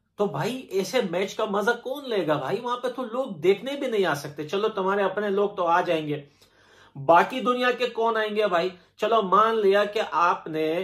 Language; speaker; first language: Hindi; native; Hindi